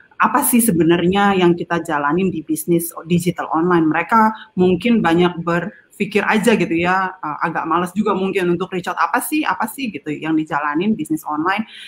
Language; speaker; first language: Indonesian; native; Indonesian